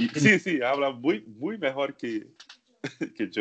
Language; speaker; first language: Spanish; non-native, learner; Portuguese